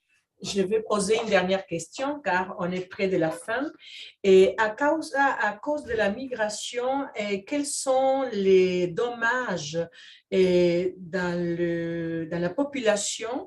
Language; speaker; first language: French; non-native, fluent; Spanish